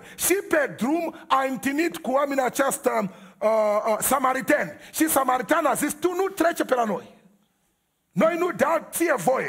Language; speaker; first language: Romanian; non-native, learner; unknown